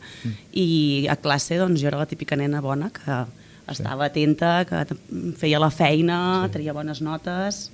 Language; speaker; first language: Catalan; native; Catalan